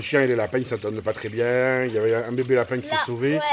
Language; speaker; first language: French; native; French